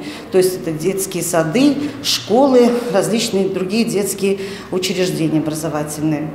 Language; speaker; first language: Russian; native; Russian